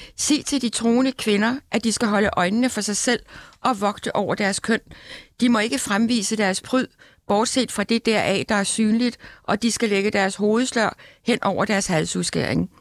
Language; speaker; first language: Danish; native; Danish